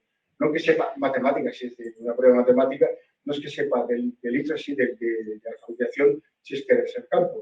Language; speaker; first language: Spanish; native; Spanish